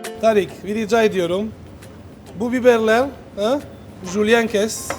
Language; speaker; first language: Turkish; non-native, learner; Italian